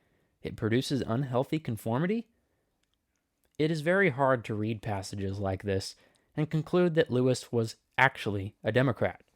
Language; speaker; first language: English; native; English